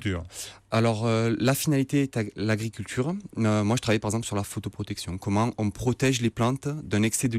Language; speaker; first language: French; native; French